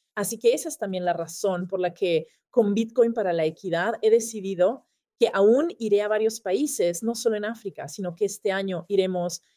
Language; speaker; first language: Spanish; non-native, fluent; German